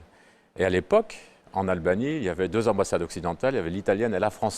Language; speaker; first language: French; native; French